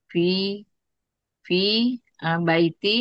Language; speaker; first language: Arabic; non-native, learner; Indonesian